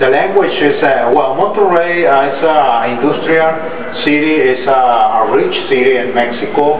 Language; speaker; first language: English; non-native, learner; Spanish